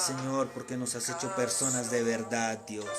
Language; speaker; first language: Spanish; native; Spanish